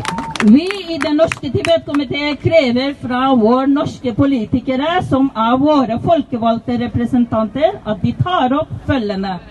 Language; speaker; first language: Norwegian; non-native, fluent; Tibetan